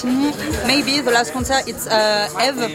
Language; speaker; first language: English; non-native, learner; French